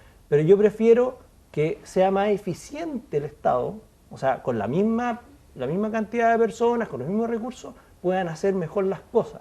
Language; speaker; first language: Spanish; native; Spanish